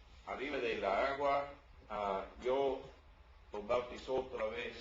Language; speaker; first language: Spanish; non-native, learner; English